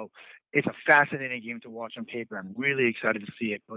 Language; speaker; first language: English; native; English